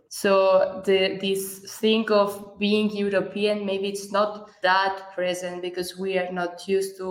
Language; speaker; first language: English; non-native, fluent; Catalan